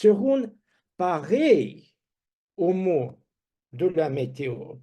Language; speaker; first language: French; non-native, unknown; Russian